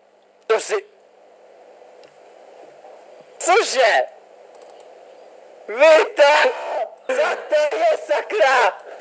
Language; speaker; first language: Czech; native; Czech